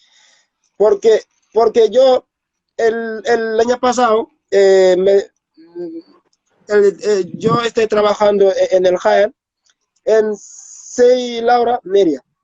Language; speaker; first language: Spanish; non-native, learner; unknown